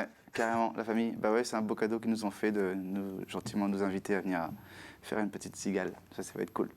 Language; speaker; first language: French; native; French